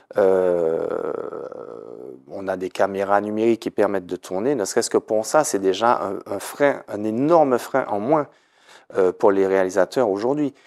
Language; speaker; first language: French; native; French